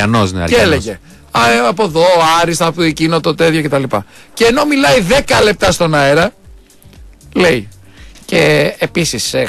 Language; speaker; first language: Greek; native; Greek